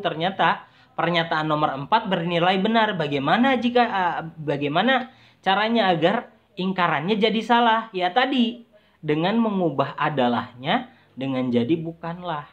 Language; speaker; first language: Indonesian; native; Indonesian